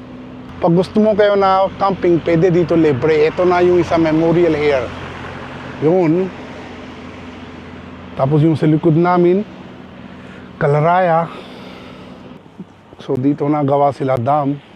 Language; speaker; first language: Filipino; non-native, learner; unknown